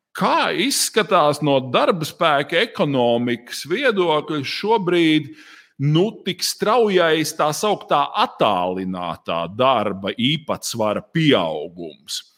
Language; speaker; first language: Latvian; native; Latvian